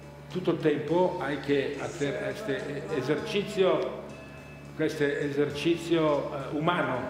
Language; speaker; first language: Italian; non-native, fluent; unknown